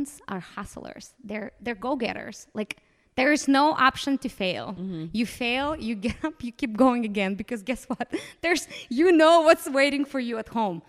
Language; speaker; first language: English; non-native, fluent; Romanian